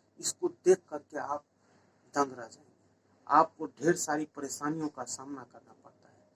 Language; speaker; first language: Hindi; native; Hindi